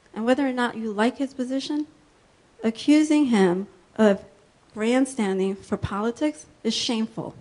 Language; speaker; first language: English; early bilingual, other home language; Spanish